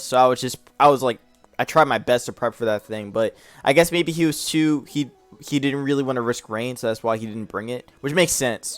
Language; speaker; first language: English; native; English